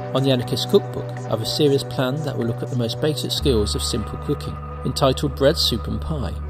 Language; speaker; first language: English; native; English